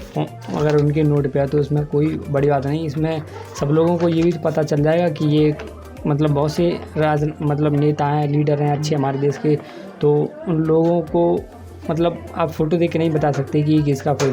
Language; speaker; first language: Hindi; native; Hindi